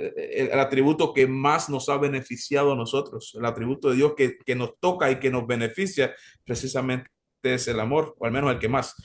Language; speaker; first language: Spanish; native; Spanish